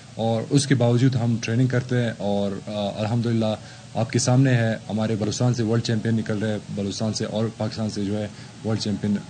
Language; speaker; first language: Urdu; non-native, local second language; Baluchi